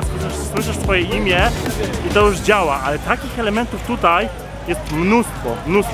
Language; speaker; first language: Polish; native; Polish